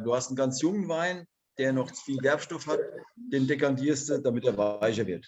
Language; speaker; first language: German; native; German